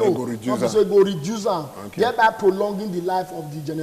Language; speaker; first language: English; non-native, local second language; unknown